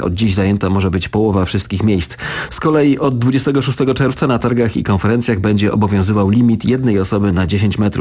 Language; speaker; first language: Polish; native; Polish